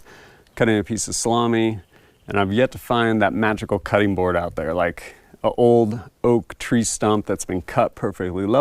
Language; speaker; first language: English; native; English